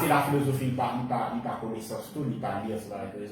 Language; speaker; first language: Haitian Creole; native; Haitian Creole